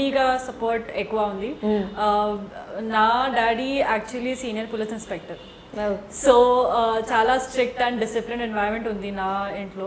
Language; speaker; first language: Telugu; non-native, learner; Hindi